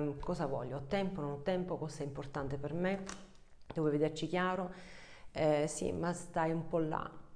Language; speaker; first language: Italian; early bilingual, heritage; Italian